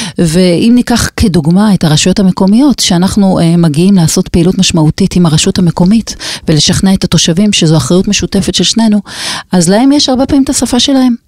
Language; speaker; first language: Hebrew; native; Hebrew